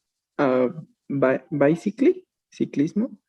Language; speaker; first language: English; non-native, learner; Spanish